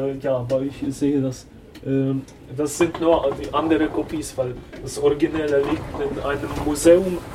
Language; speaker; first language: German; non-native, fluent; Polish